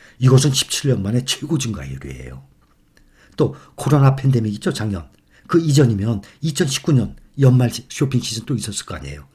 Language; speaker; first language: Korean; native; Korean